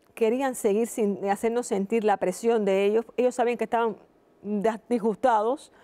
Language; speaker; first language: Spanish; native; Spanish